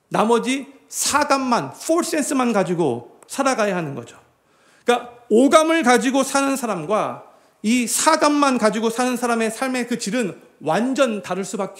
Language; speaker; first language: Korean; native; Korean